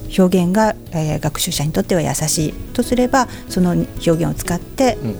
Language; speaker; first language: Japanese; native; Japanese